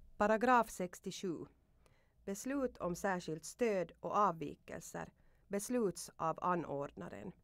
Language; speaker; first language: Swedish; native; Swedish